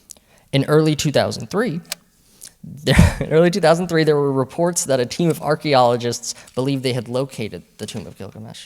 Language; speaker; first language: English; native; English